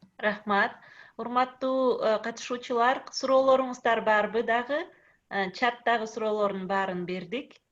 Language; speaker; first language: Kyrgyz; native; Kyrgyz